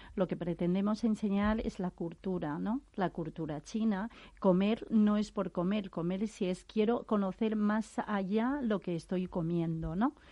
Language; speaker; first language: Spanish; non-native, fluent; Chinese